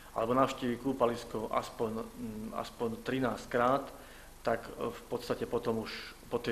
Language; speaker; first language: Slovak; native; Slovak